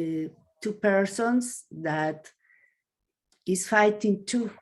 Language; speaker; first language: English; non-native, learner; Spanish